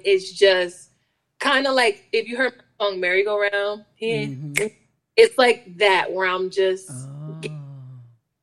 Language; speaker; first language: English; native; English